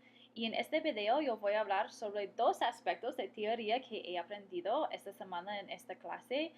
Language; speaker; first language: Spanish; non-native, fluent; English